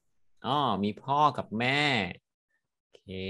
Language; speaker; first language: Thai; native; Thai